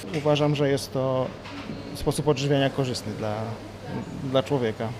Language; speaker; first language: Polish; native; Polish